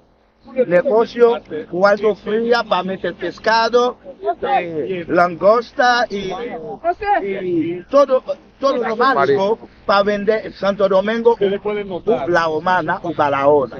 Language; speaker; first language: Spanish; non-native, learner; Haitian Creole